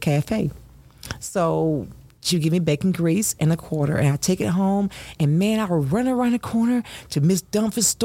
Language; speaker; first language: English; native; English